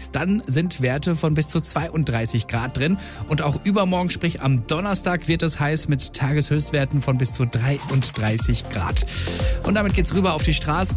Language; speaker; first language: German; native; German